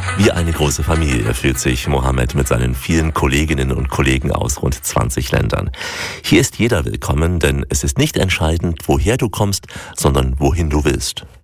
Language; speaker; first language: German; native; German